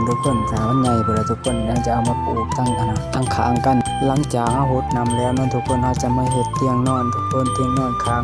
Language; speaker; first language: Thai; non-native, local second language; Lao